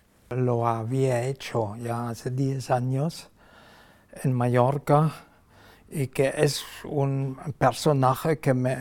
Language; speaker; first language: Spanish; non-native, fluent; German